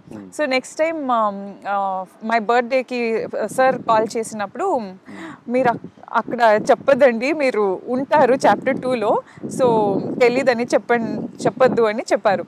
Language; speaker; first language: Telugu; non-native, local second language; Kannada